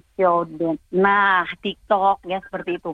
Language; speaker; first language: Indonesian; native; Indonesian